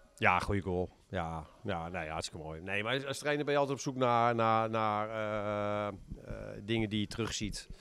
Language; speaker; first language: Dutch; native; Dutch